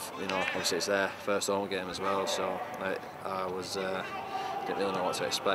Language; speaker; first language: English; native; English